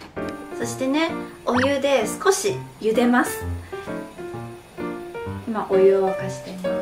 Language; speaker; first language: Japanese; non-native, fluent; Chinese